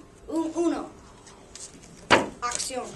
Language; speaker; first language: Spanish; non-native, learner; English